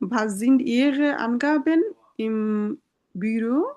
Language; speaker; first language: German; non-native, fluent; Bangla